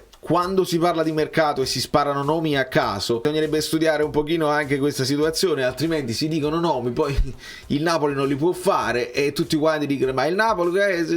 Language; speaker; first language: Italian; native; Italian